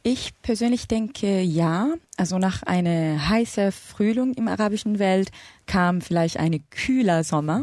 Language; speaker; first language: German; non-native, fluent; Arabic